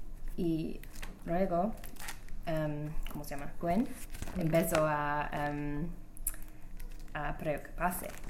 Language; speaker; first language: Spanish; non-native, learner; English